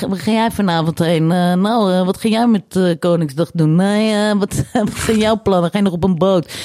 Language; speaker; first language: Dutch; native; Dutch